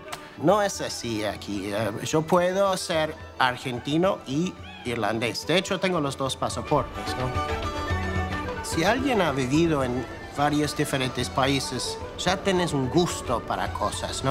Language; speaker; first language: Spanish; non-native, fluent; English